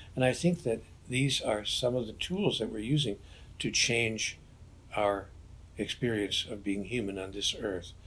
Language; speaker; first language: English; native; English